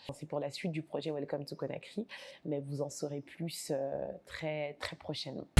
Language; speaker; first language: French; early bilingual, other home language; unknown